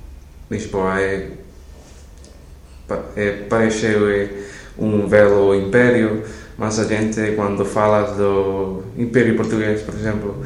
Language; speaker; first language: Portuguese; non-native, learner; Spanish